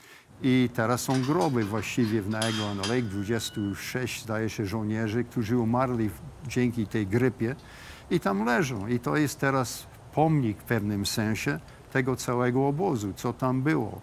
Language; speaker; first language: Polish; early bilingual, heritage; English